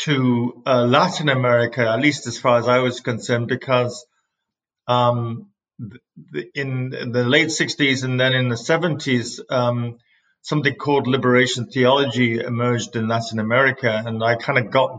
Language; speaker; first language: English; native; English